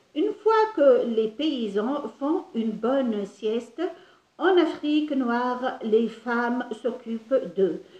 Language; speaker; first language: French; non-native, local second language; Arabic